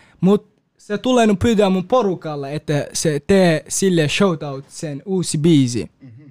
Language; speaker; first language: Finnish; non-native, learner; Kurdish